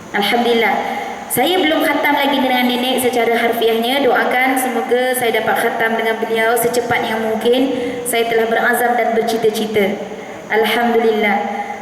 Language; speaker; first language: Malay; native; Malay